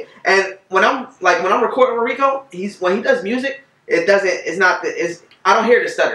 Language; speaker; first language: English; native; English